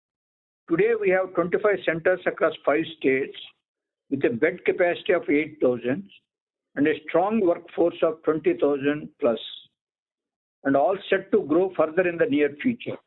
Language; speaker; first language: English; non-native, local second language; Telugu